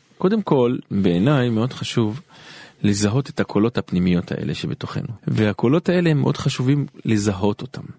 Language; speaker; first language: Hebrew; non-native, local second language; Arabic